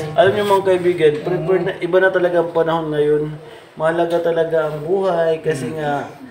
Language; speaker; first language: Filipino; non-native, local second language; Cebuano